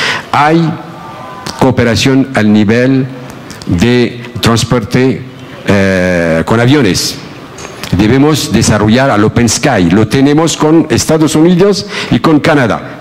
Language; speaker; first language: Spanish; non-native, fluent; Arabic